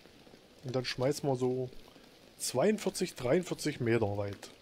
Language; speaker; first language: German; native; German